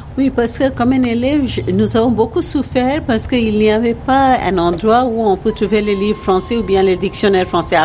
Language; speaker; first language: French; non-native, fluent; Bangla